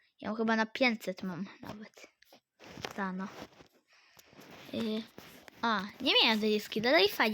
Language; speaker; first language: Polish; native; Polish